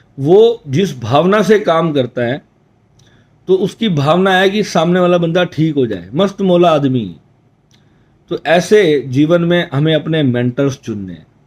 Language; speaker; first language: Hindi; native; Hindi